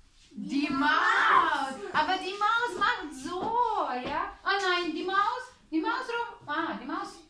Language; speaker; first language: German; non-native, fluent; Ukrainian